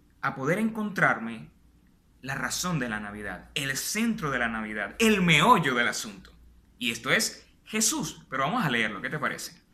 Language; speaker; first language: Spanish; native; Spanish